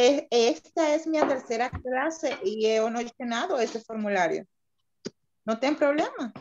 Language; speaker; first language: Portuguese; non-native, learner; Spanish